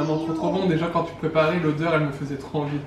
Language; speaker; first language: French; native; French